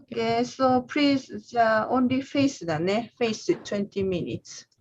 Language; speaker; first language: English; non-native, learner; Japanese